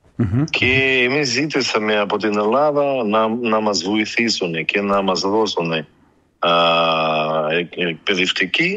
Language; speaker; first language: Greek; early bilingual, heritage; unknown